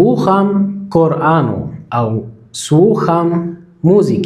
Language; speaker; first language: Polish; non-native, learner; Arabic